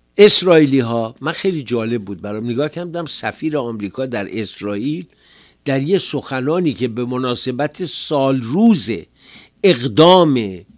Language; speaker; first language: Persian; native; Persian